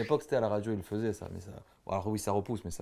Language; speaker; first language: French; native; French